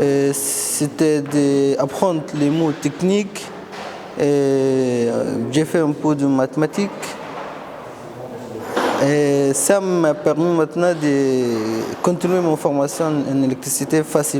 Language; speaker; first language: French; non-native, fluent; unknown